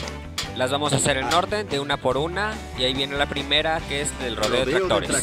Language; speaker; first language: Spanish; native; Spanish